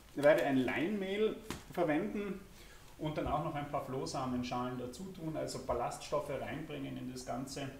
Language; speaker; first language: German; native; German